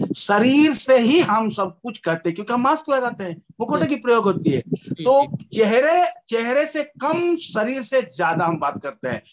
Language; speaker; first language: Hindi; native; Hindi